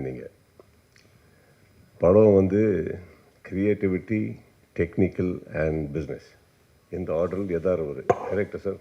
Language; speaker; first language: Tamil; non-native, learner; Kannada